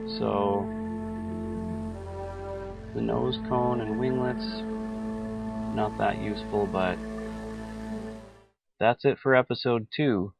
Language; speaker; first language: English; native; English